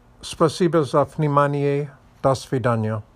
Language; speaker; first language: Russian; non-native, learner; English